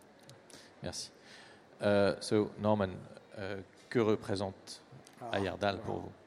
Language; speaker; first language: French; native; French